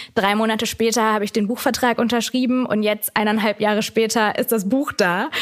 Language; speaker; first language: German; native; German